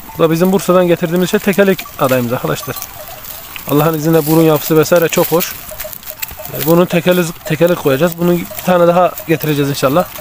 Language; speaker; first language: Turkish; native; Turkish